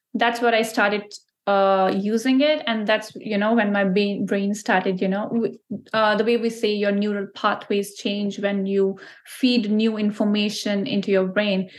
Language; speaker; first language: English; non-native, local second language; Punjabi